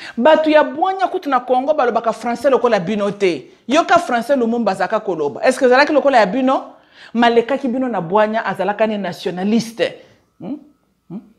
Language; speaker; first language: Lingala; native; Lingala